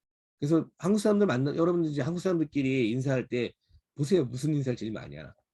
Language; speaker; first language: Korean; native; Korean